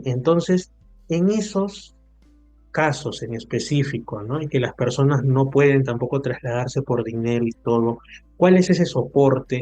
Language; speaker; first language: Spanish; native; Spanish